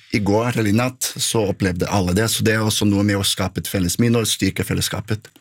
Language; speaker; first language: Norwegian; non-native, fluent; Portuguese